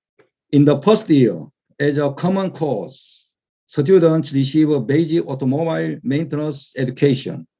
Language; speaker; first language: English; non-native, fluent; Korean